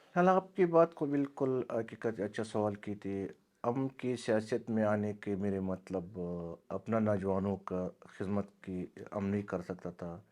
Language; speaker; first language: Urdu; non-native, local second language; Pashto